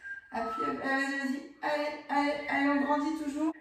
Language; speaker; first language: French; native; French